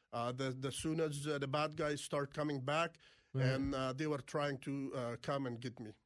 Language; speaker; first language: English; non-native, fluent; Persian